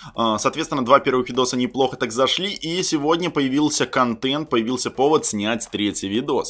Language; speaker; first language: Russian; native; Russian